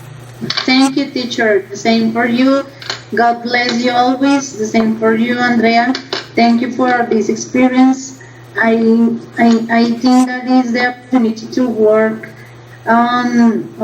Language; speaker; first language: English; non-native, learner; Spanish